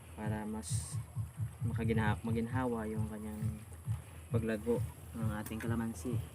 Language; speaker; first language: Filipino; non-native, local second language; Hiligaynon